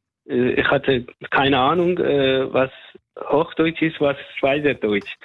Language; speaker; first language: German; non-native, fluent; Persian